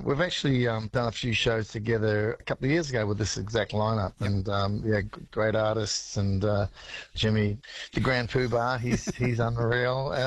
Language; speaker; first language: English; native; English